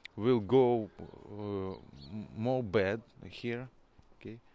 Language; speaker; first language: English; non-native, fluent; Norwegian